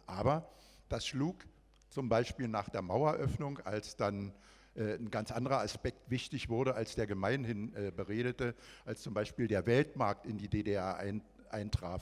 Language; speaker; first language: German; native; German